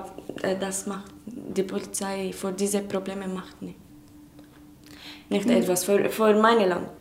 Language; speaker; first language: German; non-native, learner; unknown